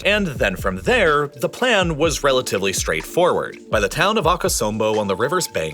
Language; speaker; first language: English; native; English